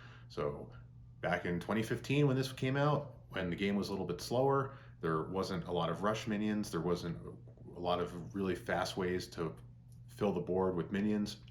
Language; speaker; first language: English; native; English